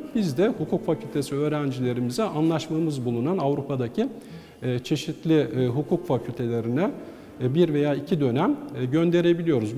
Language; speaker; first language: Turkish; native; Turkish